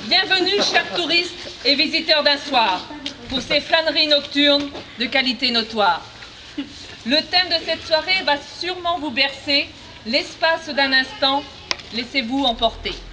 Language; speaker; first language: French; native; French